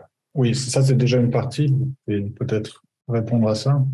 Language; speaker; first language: French; native; French